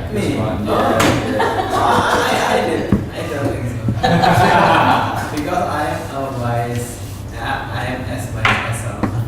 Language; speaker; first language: English; non-native, learner; Indonesian